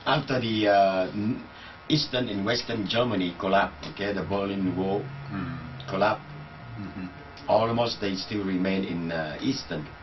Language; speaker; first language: English; non-native, learner; Vietnamese